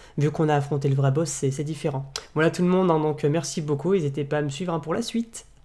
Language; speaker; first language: French; native; French